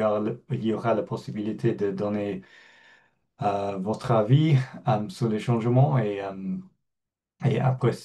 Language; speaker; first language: French; non-native, fluent; English